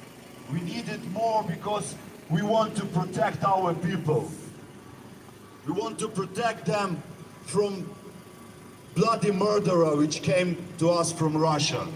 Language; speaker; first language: English; non-native, learner; Ukrainian